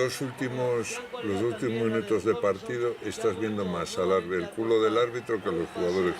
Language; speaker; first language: Spanish; native; Spanish